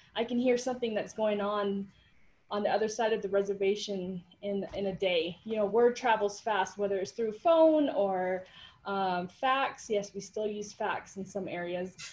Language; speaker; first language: English; native; English